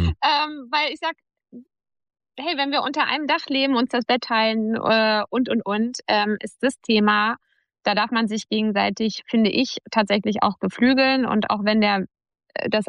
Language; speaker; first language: German; native; German